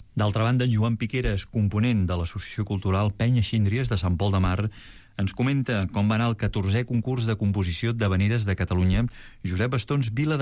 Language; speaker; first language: Catalan; native; Catalan